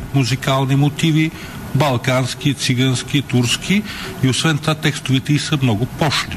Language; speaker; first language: Bulgarian; native; Bulgarian